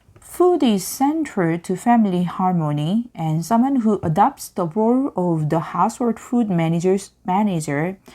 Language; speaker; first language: English; non-native, fluent; Korean